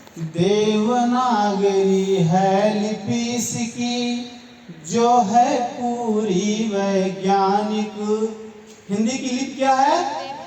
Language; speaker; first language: Hindi; native; Hindi